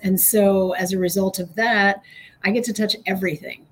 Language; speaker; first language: English; native; English